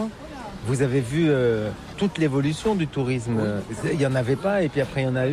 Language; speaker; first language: French; native; French